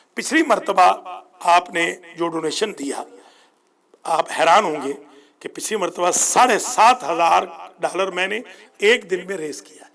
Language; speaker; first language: Urdu; non-native, local second language; Punjabi